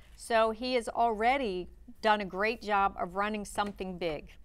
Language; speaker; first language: English; native; English